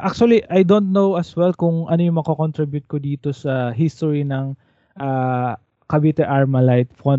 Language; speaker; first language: English; non-native, local second language; Filipino